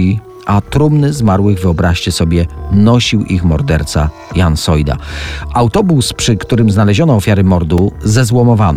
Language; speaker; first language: Polish; native; Polish